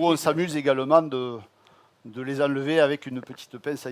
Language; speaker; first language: French; native; French